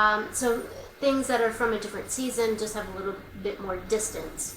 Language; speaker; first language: English; native; English